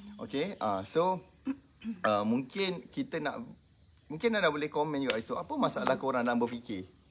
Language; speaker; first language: Malay; native; Malay